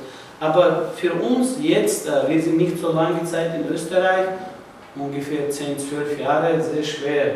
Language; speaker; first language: German; non-native, learner; Chechen